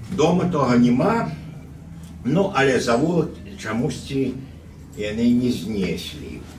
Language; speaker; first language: Belarusian; native; Belarusian